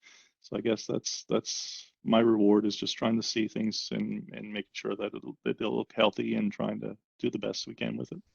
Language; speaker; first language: English; native; English